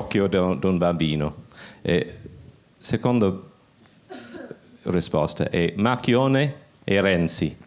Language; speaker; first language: Italian; non-native, learner; English